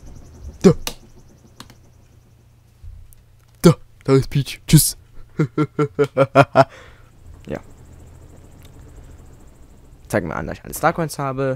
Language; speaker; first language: German; native; German